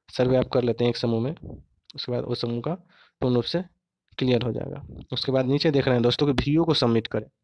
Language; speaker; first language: Hindi; native; Hindi